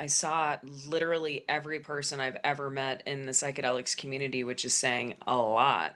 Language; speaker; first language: English; native; English